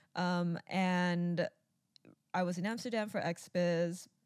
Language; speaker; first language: English; early bilingual, other home language; Chinese